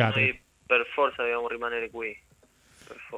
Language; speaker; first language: Italian; non-native, learner; Spanish